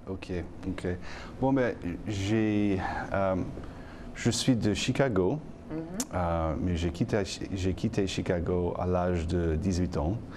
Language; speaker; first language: French; non-native, fluent; English